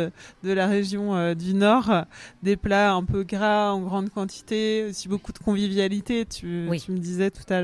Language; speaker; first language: French; native; French